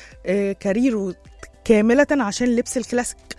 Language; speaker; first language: Arabic; native; Arabic